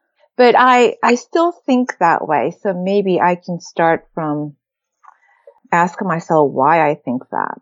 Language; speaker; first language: English; non-native, fluent; Japanese